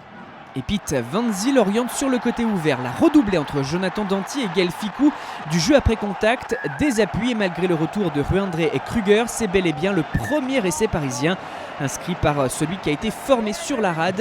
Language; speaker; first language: French; native; French